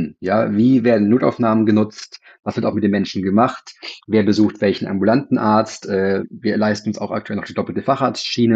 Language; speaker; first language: German; native; German